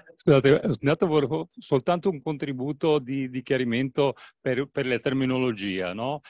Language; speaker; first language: Italian; native; Italian